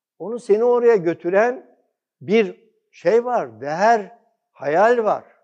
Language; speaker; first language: Turkish; early bilingual, heritage; Turkish